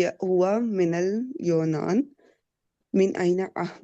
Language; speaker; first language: Arabic; non-native, learner; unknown